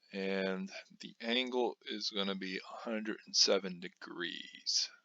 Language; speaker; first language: English; native; English